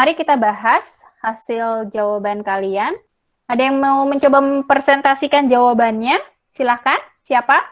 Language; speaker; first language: Indonesian; native; Indonesian